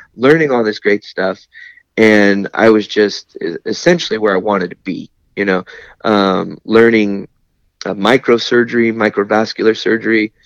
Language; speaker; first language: English; native; English